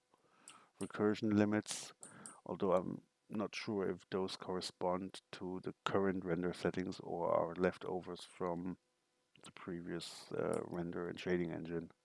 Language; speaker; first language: English; non-native, fluent; German